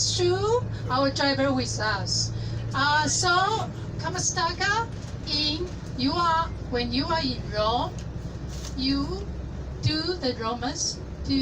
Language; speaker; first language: English; non-native, learner; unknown